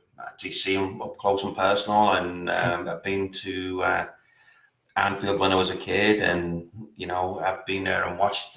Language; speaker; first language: English; native; English